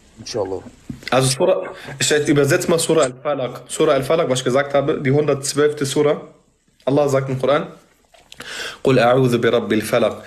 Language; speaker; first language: German; early bilingual, other home language; Arabic